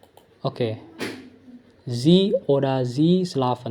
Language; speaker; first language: German; non-native, fluent; Indonesian